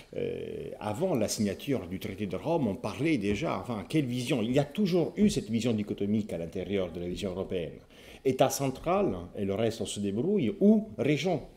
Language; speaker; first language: French; non-native, fluent; Italian